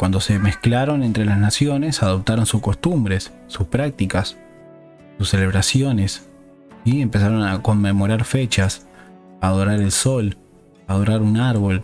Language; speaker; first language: Spanish; native; Spanish